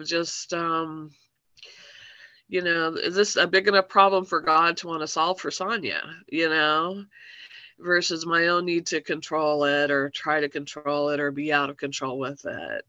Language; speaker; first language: English; native; English